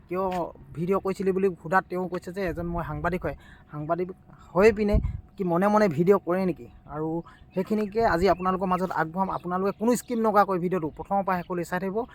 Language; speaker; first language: Assamese; native; Assamese